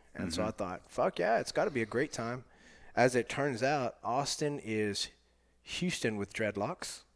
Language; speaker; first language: English; native; English